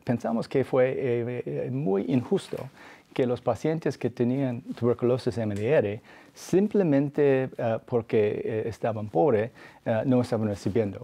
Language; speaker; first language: Spanish; non-native, fluent; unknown